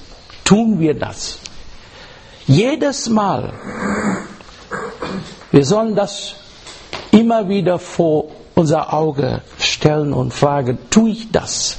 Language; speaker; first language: German; non-native, learner; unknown